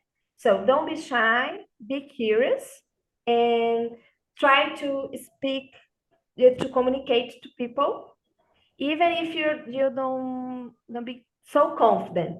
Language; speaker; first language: English; non-native, learner; Portuguese